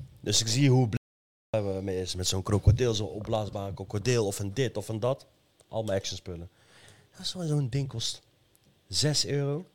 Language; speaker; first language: Dutch; early bilingual, other home language; Arabic